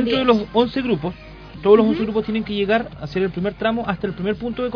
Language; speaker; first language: Spanish; native; Spanish